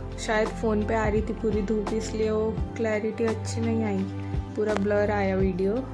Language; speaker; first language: Hindi; non-native, local second language; Marathi